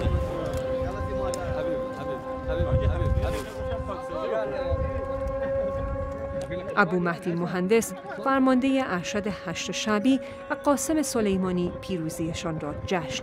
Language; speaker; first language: Persian; native; Persian